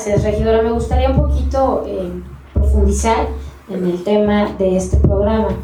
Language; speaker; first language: Spanish; native; Spanish